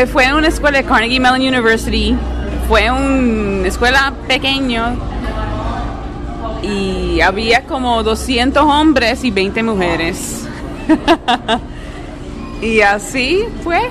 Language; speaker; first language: Spanish; early bilingual, heritage; English